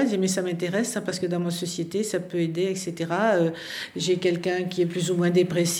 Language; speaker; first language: French; native; French